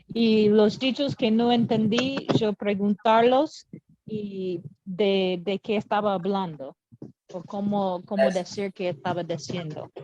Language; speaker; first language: Spanish; non-native, learner; English